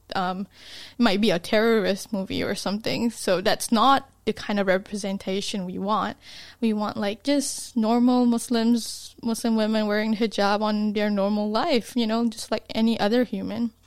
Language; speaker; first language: English; non-native, local second language; Malay